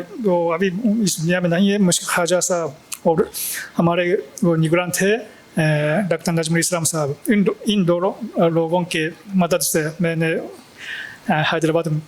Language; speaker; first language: Hindi; non-native, fluent; Japanese